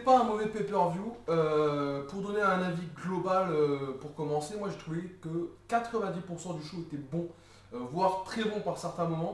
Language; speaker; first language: French; native; French